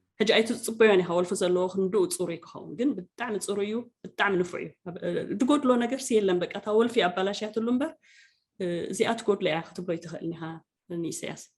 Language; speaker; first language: Tigrinya; native; Tigrinya